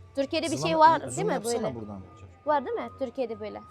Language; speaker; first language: Turkish; non-native, fluent; Indonesian